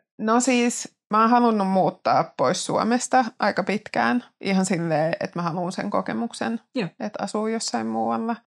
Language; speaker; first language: Finnish; native; Finnish